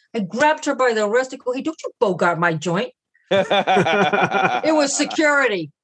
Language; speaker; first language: English; native; English